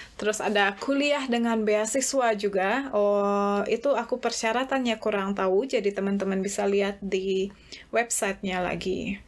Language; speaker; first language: Indonesian; native; Indonesian